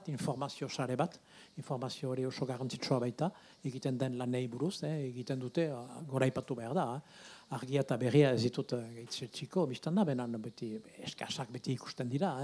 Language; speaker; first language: Basque; native; Basque